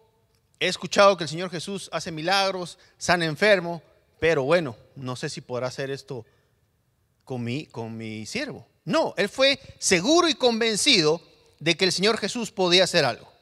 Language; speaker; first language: Spanish; native; Spanish